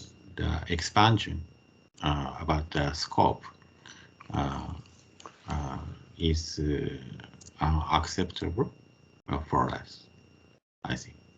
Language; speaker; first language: English; non-native, fluent; Japanese